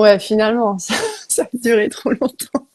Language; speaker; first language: French; early bilingual, heritage; Dutch